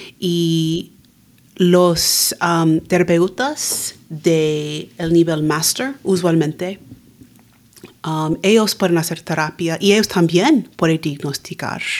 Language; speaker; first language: Spanish; early bilingual, heritage; Spanish